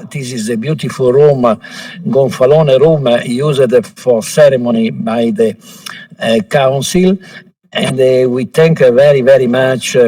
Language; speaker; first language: English; non-native, fluent; Italian